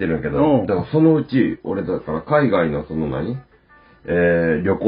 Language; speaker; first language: Japanese; native; Japanese